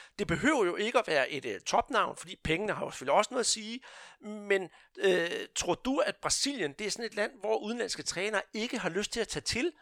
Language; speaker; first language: Danish; non-native, fluent; Portuguese